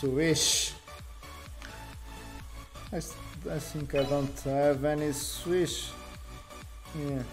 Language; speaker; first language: English; non-native, learner; Portuguese